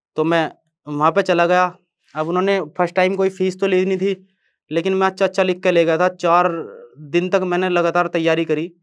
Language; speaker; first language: Hindi; native; Hindi